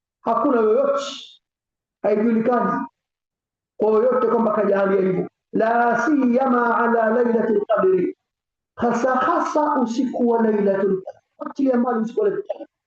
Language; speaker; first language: Swahili; native; Swahili